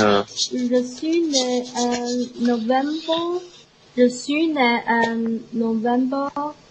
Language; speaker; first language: French; non-native, learner; Chinese